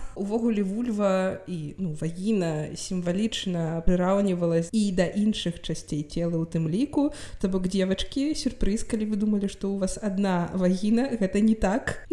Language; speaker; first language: Belarusian; non-native, local second language; Russian